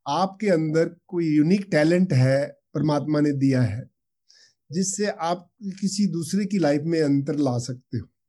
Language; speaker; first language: Hindi; non-native, local second language; Punjabi